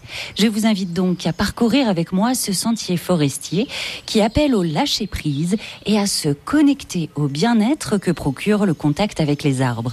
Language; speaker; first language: French; native; French